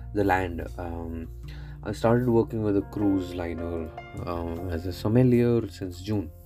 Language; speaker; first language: Hindi; native; Hindi